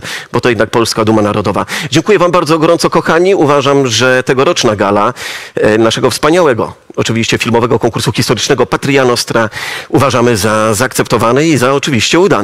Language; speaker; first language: Polish; native; Polish